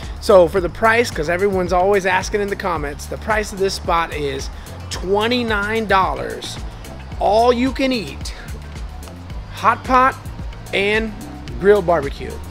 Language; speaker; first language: English; native; English